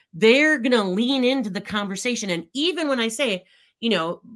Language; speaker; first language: English; native; English